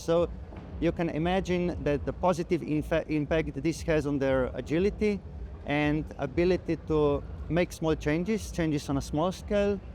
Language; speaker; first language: English; non-native, fluent; Slovenian